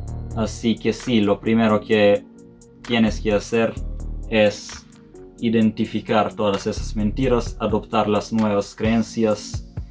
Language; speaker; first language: Spanish; non-native, fluent; Serbian